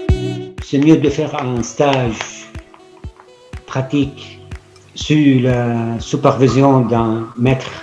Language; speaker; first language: French; non-native, learner; Arabic